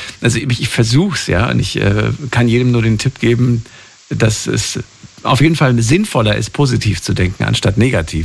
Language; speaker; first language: German; native; German